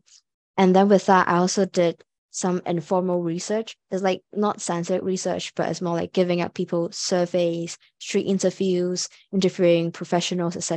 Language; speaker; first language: English; non-native, local second language; Cantonese